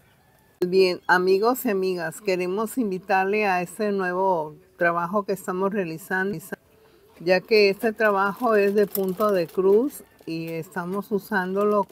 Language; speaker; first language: Spanish; native; Spanish